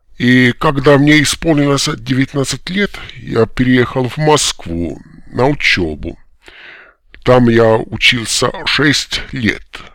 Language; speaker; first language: Russian; non-native, learner; Finnish